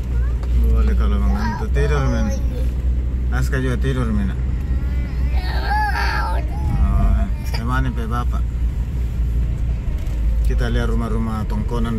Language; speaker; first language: Indonesian; native; Indonesian